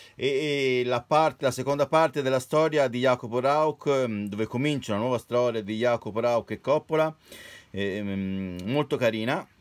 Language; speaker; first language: Italian; native; Italian